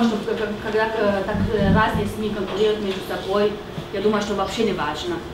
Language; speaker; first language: Russian; non-native, fluent; Slovenian